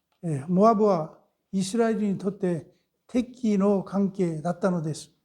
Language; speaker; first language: Japanese; non-native, fluent; Korean